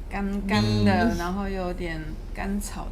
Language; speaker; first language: Chinese; native; Chinese